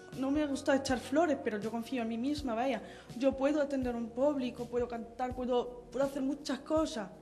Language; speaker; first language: Spanish; non-native, fluent; Arabic